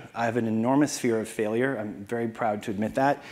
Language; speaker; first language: English; native; English